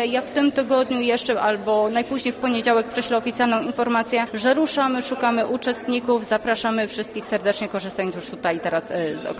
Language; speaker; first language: Polish; native; Polish